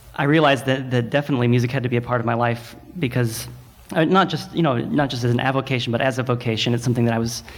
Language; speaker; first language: English; native; English